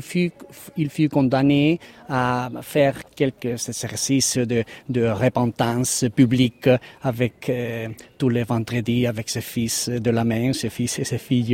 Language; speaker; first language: French; non-native, fluent; Spanish